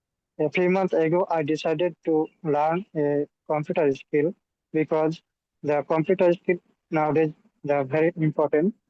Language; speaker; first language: English; non-native, learner; Bangla